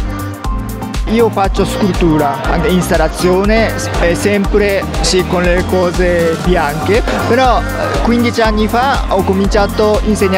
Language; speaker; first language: Italian; non-native, fluent; Japanese